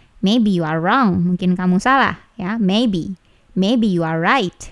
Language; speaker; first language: English; non-native, fluent; Indonesian